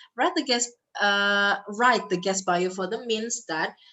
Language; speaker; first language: English; non-native, fluent; Indonesian